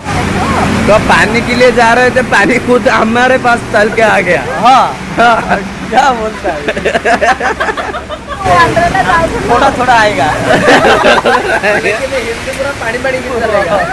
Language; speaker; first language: Hindi; non-native, local second language; Odia